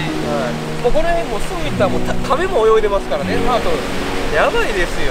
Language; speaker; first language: Japanese; native; Japanese